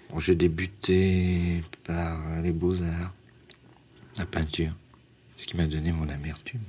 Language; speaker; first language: French; native; French